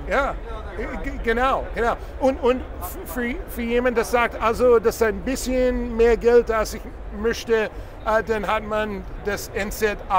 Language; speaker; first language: German; non-native, learner; English